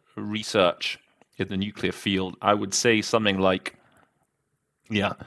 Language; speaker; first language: English; native; English